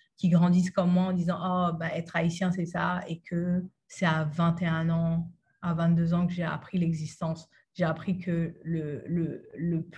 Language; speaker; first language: French; native; French